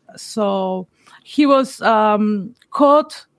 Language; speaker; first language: English; non-native, fluent; Macedonian